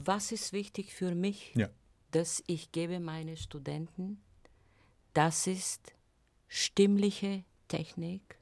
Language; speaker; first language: German; non-native, fluent; Bulgarian